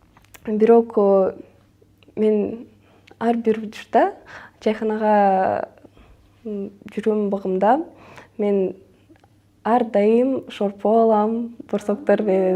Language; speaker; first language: Kyrgyz; non-native, local second language; Russian